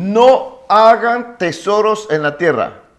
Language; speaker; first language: Spanish; native; Spanish